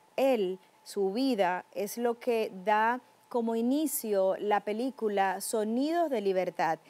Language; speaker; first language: Spanish; native; Spanish